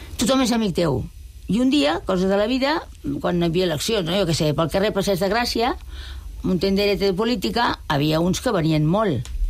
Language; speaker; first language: Catalan; non-native, local second language; Spanish